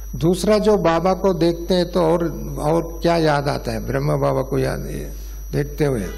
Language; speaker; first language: Hindi; non-native, local second language; Kannada